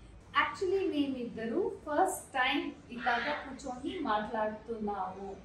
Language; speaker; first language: Telugu; non-native, learner; Kannada